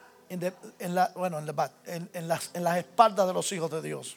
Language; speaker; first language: Spanish; native; Spanish